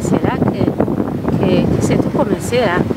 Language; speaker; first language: French; non-native, learner; Kabuverdianu